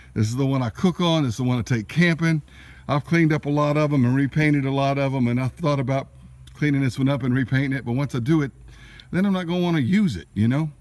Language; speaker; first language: English; native; English